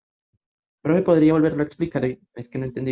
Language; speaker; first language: Spanish; native; Spanish